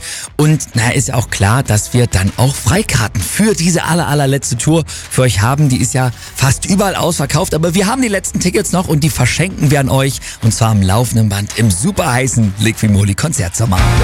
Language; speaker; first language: German; native; German